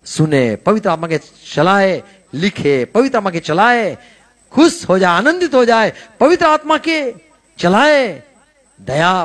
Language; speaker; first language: Hindi; non-native, local second language; Gujarati